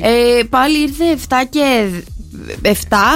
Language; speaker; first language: Greek; native; Greek